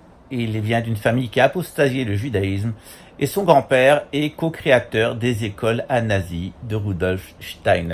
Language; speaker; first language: French; native; French